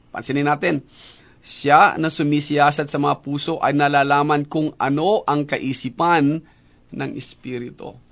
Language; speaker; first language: Filipino; native; Filipino